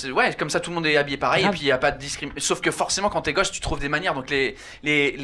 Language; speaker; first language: French; non-native, fluent; English